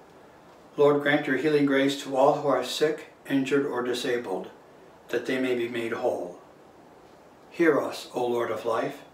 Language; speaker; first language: English; native; English